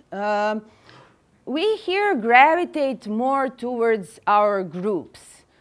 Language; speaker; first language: English; non-native, fluent; Serbian